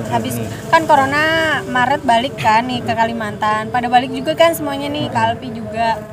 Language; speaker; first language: Indonesian; non-native, local second language; Banjar